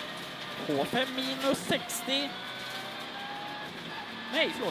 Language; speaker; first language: Swedish; native; Swedish